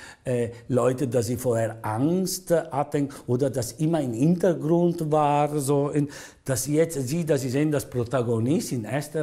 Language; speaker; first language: German; non-native, learner; Italian